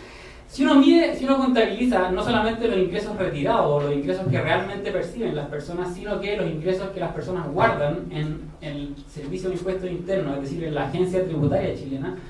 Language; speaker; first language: Spanish; native; Spanish